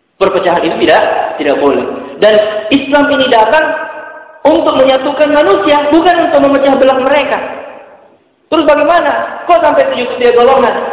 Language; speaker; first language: Indonesian; native; Indonesian